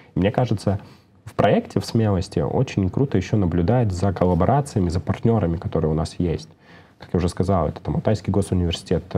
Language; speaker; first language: Russian; native; Russian